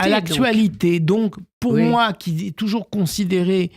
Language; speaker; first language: French; native; French